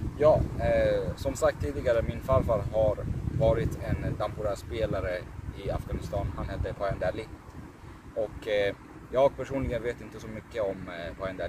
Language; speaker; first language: Swedish; early bilingual, other home language; Persian